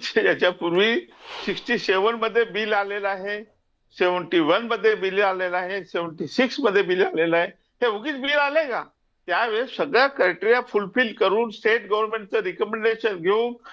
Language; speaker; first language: Marathi; non-native, local second language; Lambadi